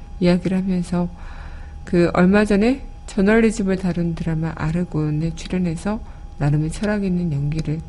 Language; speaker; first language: Korean; native; Korean